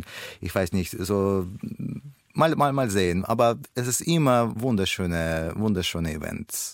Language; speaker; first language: German; non-native, learner; Russian